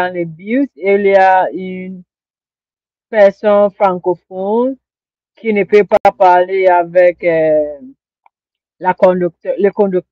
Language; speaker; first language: French; non-native, learner; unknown